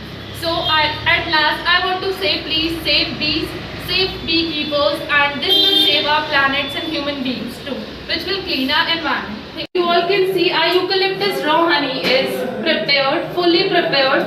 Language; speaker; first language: English; non-native, local second language; Hindi